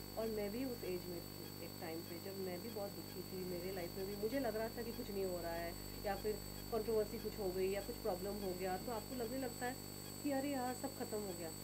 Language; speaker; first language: Hindi; non-native, local second language; Bangla